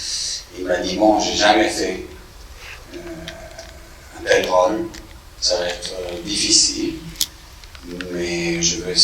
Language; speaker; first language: French; non-native, fluent; English